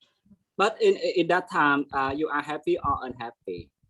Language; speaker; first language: English; non-native, learner; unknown